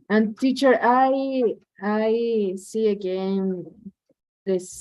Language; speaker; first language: English; non-native, learner; Spanish